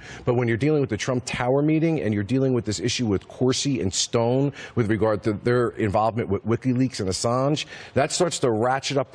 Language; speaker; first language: English; native; English